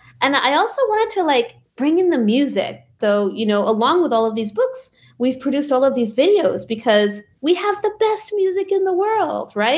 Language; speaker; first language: English; early bilingual, other home language; Spanish